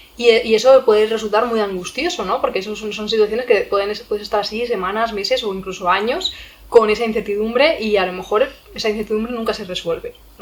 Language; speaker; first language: Spanish; native; Spanish